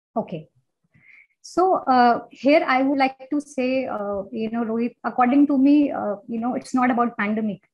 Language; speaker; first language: English; non-native, local second language; Hindi